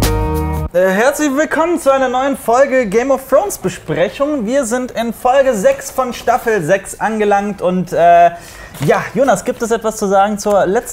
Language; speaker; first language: German; native; German